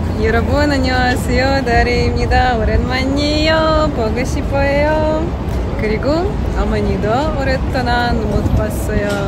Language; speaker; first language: Korean; non-native, learner; Russian